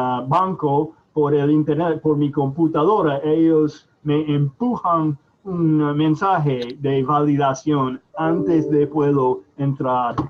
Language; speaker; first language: Spanish; non-native, fluent; English